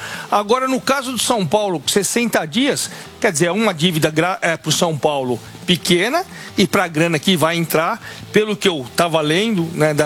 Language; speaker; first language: Portuguese; native; Portuguese